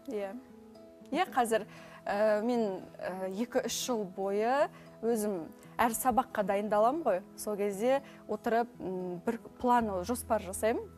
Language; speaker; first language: Kazakh; non-native, local second language; Uzbek